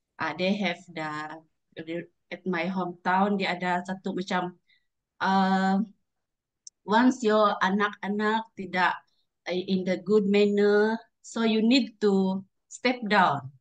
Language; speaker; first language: English; non-native, learner; Malay